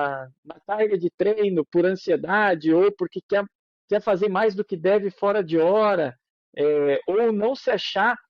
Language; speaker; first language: Portuguese; native; Portuguese